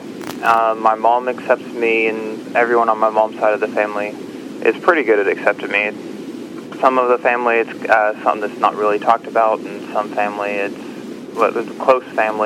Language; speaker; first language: English; native; English